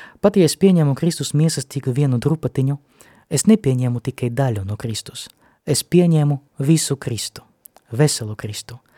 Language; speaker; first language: Latvian; non-native, local second language; Russian